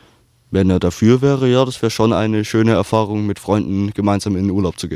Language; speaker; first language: German; native; German